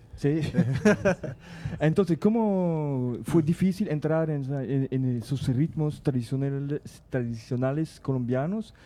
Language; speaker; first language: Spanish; non-native, fluent; French